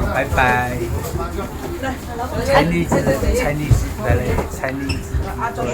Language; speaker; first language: English; non-native, learner; Chinese